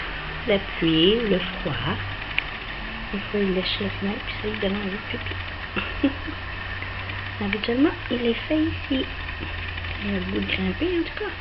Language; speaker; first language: French; native; French